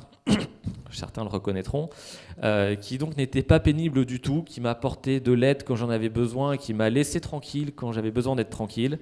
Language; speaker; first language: French; native; French